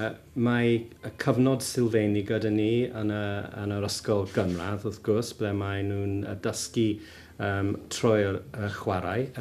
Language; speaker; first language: Welsh; non-native, local second language; English